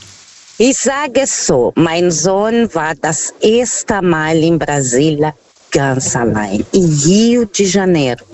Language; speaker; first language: German; non-native, learner; Portuguese